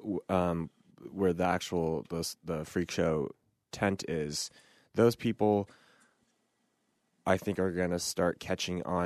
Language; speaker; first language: English; native; English